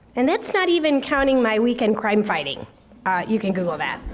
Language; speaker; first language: English; native; English